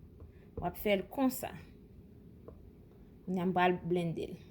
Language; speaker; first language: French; non-native, local second language; Haitian Creole